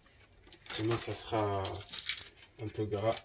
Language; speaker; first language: French; non-native, local second language; Arabic